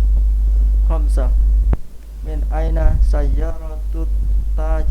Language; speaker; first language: Arabic; non-native, learner; Indonesian